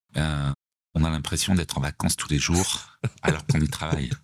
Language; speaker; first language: French; native; French